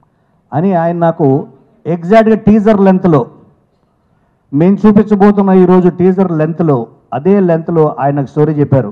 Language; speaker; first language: Telugu; native; Telugu